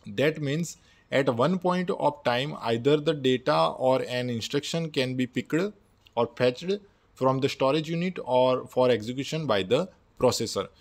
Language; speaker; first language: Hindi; non-native, local second language; Gujarati